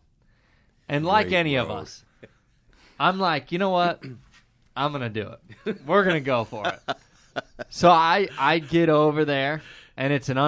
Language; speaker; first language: English; native; English